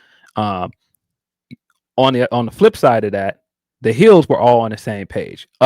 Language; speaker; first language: English; native; English